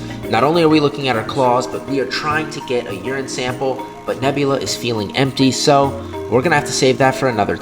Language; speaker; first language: English; native; English